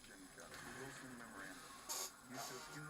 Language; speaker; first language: English; native; English